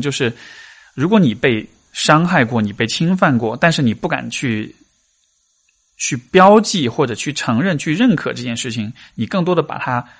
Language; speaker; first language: Chinese; native; Chinese